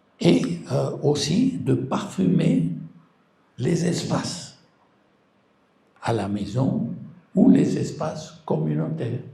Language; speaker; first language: French; non-native, fluent; Spanish